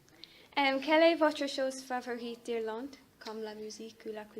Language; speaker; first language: French; non-native, learner; English